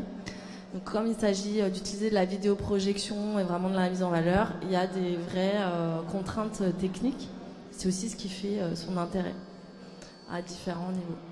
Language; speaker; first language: French; native; French